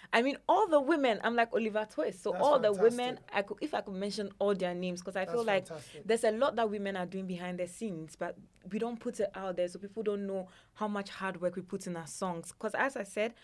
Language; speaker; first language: English; non-native, local second language; Ewe